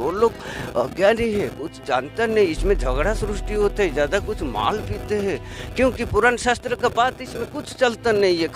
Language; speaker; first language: Hindi; non-native, local second language; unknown